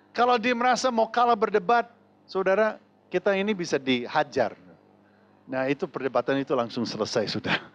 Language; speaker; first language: Indonesian; non-native, fluent; English